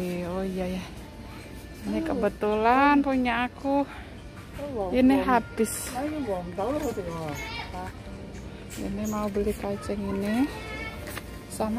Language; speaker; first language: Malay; non-native, local second language; Javanese